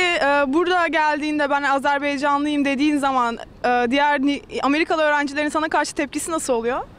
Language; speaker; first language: Turkish; native; Turkish